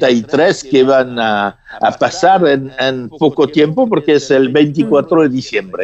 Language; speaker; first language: Spanish; non-native, fluent; French